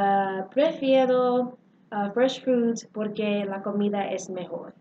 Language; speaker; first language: Spanish; non-native, learner; English